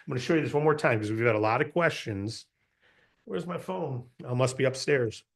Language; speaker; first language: English; native; English